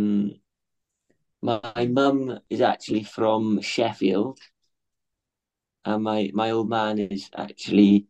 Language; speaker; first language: English; native; English